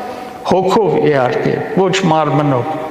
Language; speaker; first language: Armenian; native; Armenian